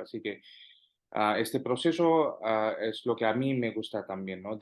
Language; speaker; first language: Spanish; non-native, fluent; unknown